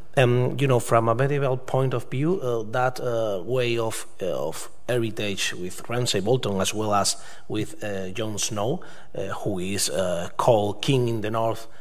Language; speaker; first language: English; non-native, fluent; Spanish